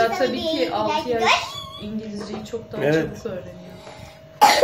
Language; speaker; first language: Turkish; native; Turkish